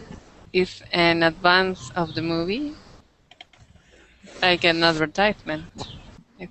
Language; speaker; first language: English; non-native, learner; Spanish